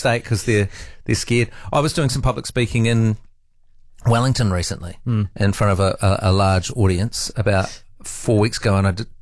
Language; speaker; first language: English; native; English